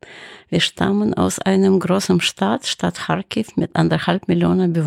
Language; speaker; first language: German; non-native, fluent; Russian